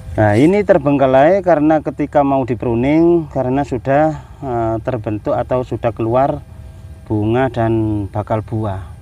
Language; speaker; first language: Indonesian; non-native, local second language; Javanese